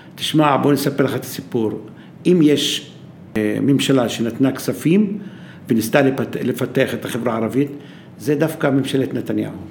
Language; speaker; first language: Hebrew; non-native, local second language; Arabic